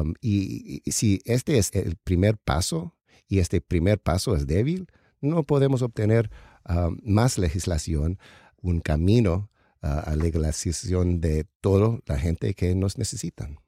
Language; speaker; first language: Spanish; non-native, learner; English